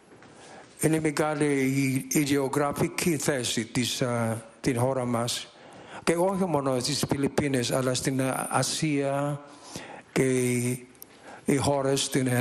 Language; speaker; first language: Greek; non-native, learner; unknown